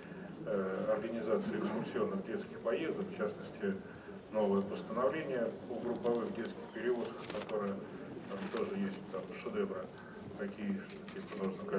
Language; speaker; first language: Russian; native; Russian